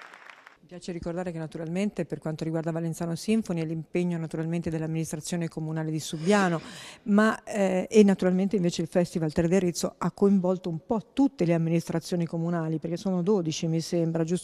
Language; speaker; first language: Italian; native; Italian